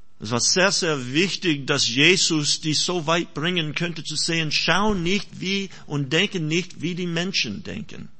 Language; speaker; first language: German; non-native, fluent; English